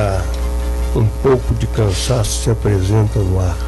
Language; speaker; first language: Portuguese; native; Portuguese